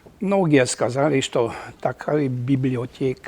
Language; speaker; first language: Russian; non-native, fluent; Hungarian